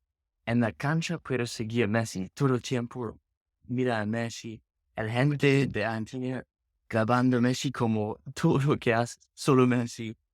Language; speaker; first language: Spanish; non-native, learner; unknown